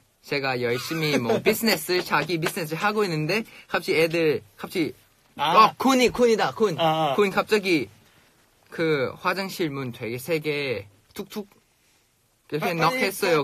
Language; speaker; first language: Korean; non-native, fluent; Thai